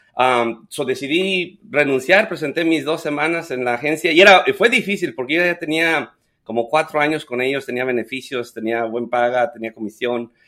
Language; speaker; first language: Spanish; native; Spanish